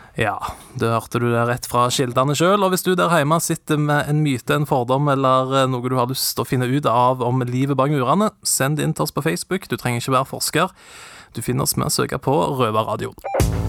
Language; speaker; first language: Norwegian; native; Norwegian